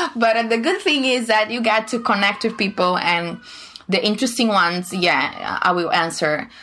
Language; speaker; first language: English; non-native, fluent; Portuguese